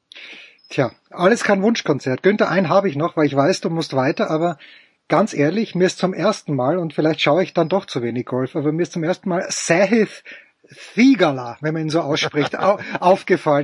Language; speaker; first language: German; native; German